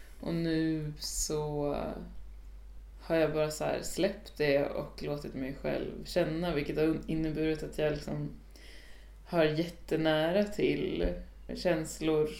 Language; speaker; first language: Swedish; native; Swedish